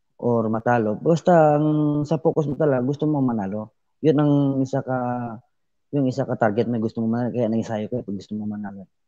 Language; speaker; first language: Filipino; non-native, local second language; Cebuano